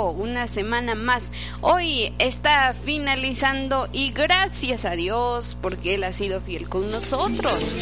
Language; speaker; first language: Spanish; native; Spanish